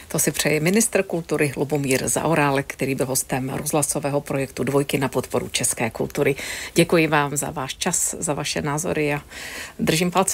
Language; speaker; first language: Czech; native; Czech